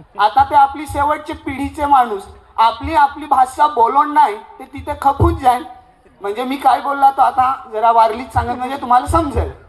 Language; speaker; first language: Marathi; non-native, local second language; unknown